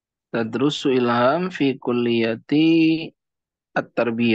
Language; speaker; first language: Arabic; non-native, learner; Indonesian